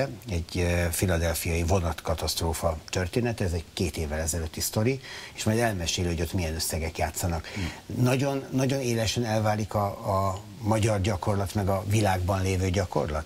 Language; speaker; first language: Hungarian; native; Hungarian